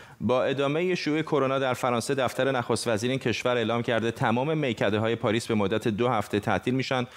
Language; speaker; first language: Persian; native; Persian